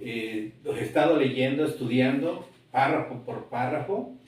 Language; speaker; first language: Spanish; native; Spanish